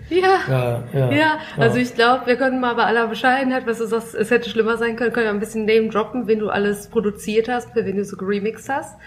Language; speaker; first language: German; native; German